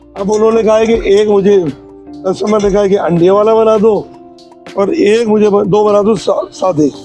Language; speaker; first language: Urdu; native; Urdu